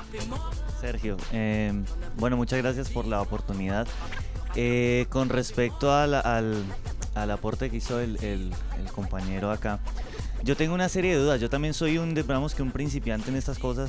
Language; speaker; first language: Spanish; native; Spanish